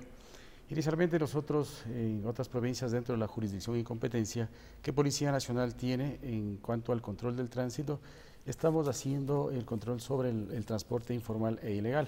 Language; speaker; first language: Spanish; native; Spanish